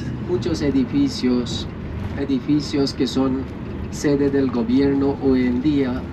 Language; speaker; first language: Spanish; non-native, fluent; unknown